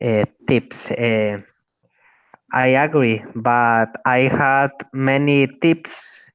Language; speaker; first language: English; non-native, learner; Spanish